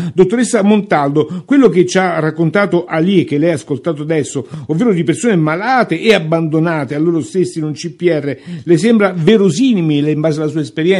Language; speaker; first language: Italian; native; Italian